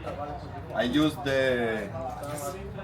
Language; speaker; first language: English; non-native, learner; Portuguese